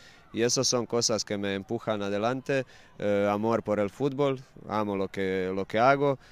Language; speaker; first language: Spanish; non-native, fluent; Croatian